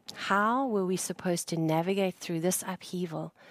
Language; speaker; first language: English; native; English